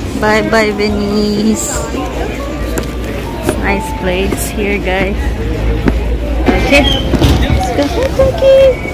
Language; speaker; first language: English; non-native, local second language; Filipino